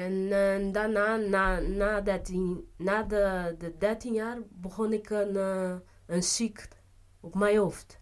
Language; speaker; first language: Dutch; non-native, fluent; Portuguese